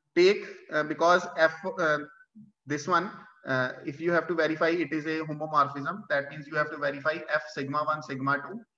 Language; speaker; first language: English; non-native, local second language; Punjabi